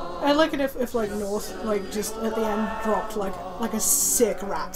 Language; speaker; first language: English; native; English